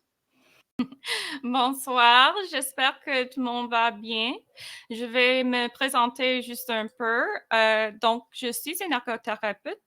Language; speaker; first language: French; non-native, fluent; English